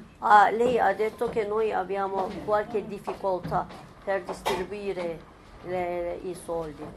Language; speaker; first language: Italian; non-native, fluent; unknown